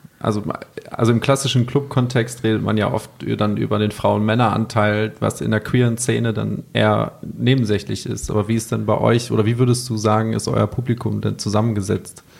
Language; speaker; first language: German; native; German